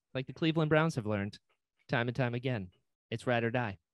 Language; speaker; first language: English; native; English